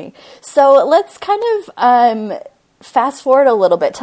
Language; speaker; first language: English; native; English